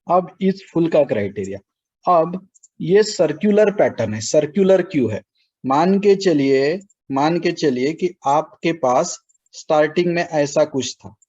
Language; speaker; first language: Hindi; non-native, local second language; Marathi